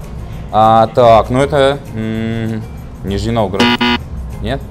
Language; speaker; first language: Russian; native; Russian